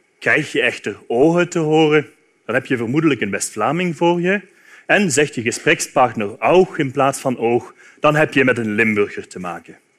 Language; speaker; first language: Dutch; native; Dutch